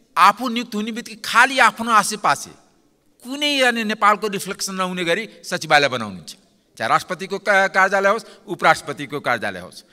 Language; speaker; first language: Nepali; non-native, local second language; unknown